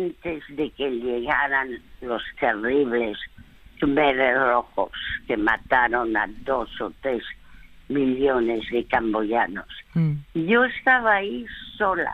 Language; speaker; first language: Spanish; early bilingual, other home language; French